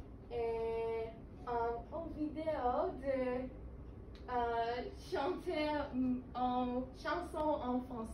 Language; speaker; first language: French; non-native, learner; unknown